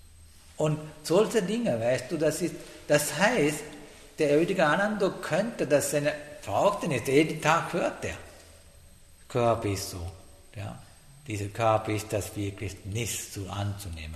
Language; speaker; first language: German; non-native, fluent; Sinhala